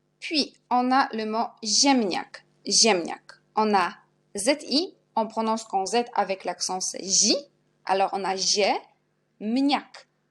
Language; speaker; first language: French; non-native, fluent; Polish